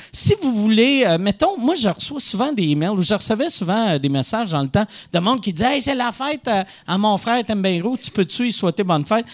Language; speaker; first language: French; native; French